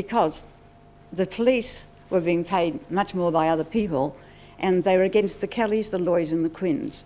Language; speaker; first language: English; native; English